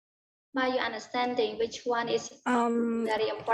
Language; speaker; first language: English; non-native, learner; Khmer